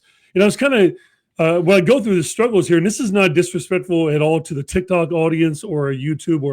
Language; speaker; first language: English; native; English